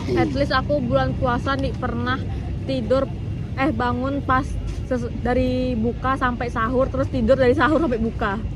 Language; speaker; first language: Indonesian; native; Indonesian